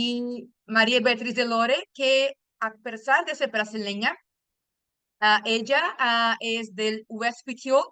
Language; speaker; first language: Spanish; non-native, fluent; Portuguese